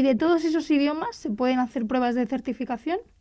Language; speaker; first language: Spanish; native; Spanish